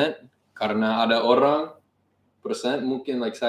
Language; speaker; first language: Indonesian; non-native, learner; English